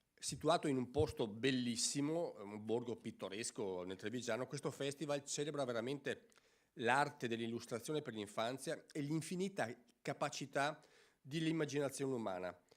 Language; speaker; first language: Italian; native; Italian